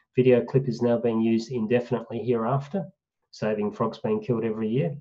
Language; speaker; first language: English; native; English